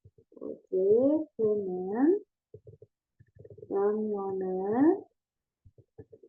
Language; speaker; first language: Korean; non-native, fluent; Indonesian